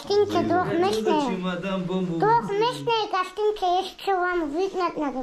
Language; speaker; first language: Russian; non-native, local second language; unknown